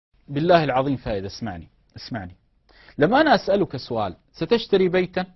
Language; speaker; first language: Arabic; native; Arabic